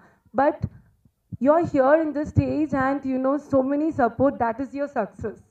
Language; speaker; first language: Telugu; non-native, learner; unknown